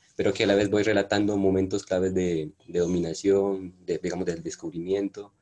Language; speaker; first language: Spanish; non-native, local second language; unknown